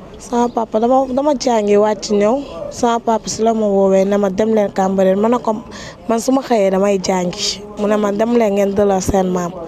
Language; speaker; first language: Wolof; native; Wolof